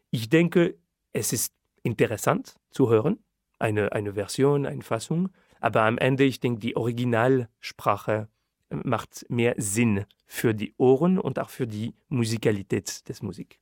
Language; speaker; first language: German; non-native, fluent; French